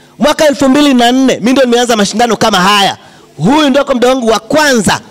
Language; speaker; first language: Swahili; native; Swahili